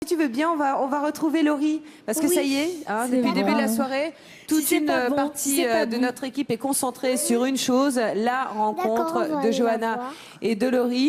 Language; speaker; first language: French; native; French